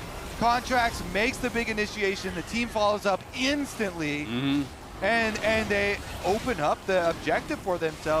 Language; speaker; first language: English; native; English